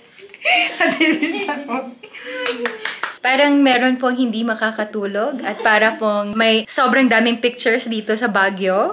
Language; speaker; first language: Filipino; non-native, local second language; Cebuano